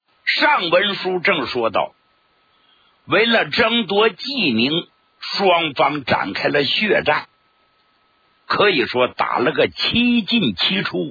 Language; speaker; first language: Chinese; native; Chinese